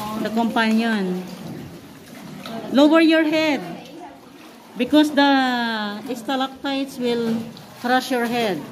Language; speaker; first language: English; non-native, local second language; Filipino